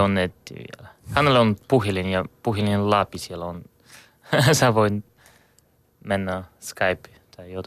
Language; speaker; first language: Finnish; non-native, learner; Bulgarian